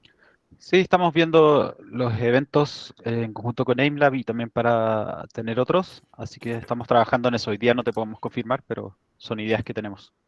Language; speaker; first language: Spanish; native; Spanish